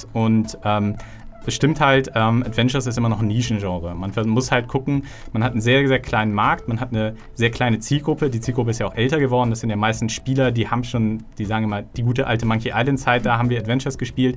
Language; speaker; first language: German; native; German